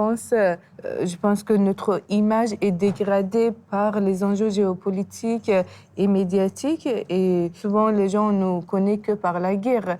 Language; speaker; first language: French; non-native, fluent; Persian